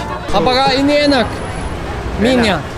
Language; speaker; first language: Indonesian; non-native, learner; Norwegian